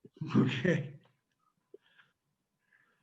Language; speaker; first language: English; non-native, learner; Italian